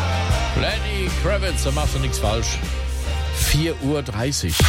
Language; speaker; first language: German; native; German